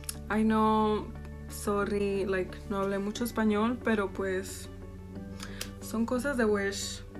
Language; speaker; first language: Spanish; early bilingual, heritage; Spanish